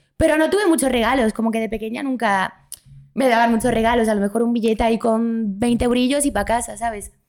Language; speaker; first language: Spanish; early bilingual, other home language; Polish